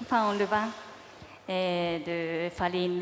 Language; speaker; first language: French; non-native, learner; Japanese